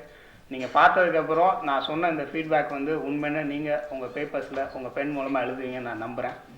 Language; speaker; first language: Tamil; native; Tamil